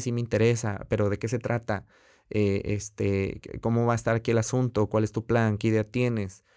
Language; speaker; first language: Spanish; native; Spanish